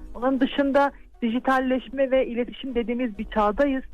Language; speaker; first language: Turkish; native; Turkish